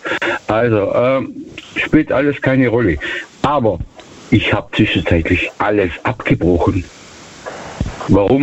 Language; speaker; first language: German; native; German